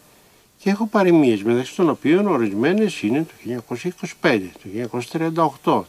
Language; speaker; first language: Greek; native; Greek